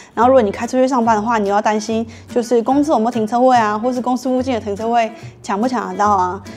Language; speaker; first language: Chinese; native; Chinese